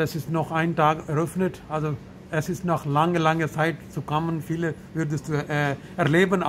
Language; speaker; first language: German; non-native, learner; Punjabi